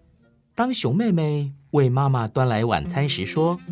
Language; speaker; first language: Chinese; native; Chinese